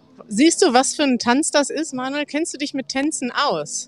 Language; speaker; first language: German; native; German